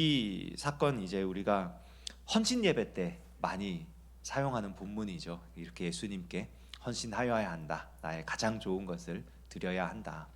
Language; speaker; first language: Korean; native; Korean